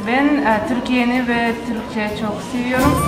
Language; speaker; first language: Turkish; non-native, learner; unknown